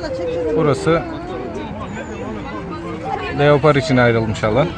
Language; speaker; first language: Turkish; native; Turkish